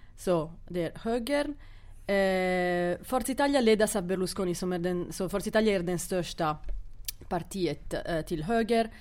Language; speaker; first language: Swedish; non-native, fluent; Italian